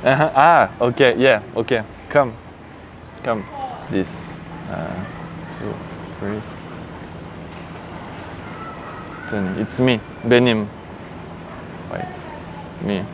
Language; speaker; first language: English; non-native, learner; French